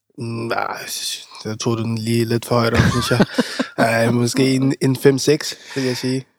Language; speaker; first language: Danish; early bilingual, other home language; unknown